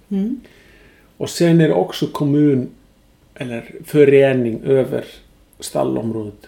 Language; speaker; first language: Swedish; non-native, fluent; Icelandic